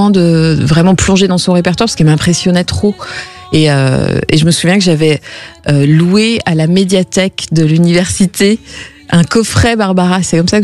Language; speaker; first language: French; native; French